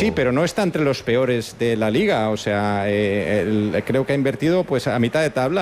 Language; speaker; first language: Spanish; native; Spanish